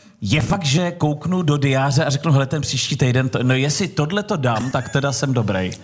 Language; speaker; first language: Czech; native; Czech